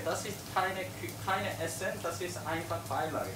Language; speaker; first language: German; non-native, learner; Korean